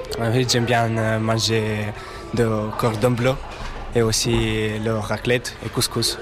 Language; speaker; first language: French; non-native, learner; Romanian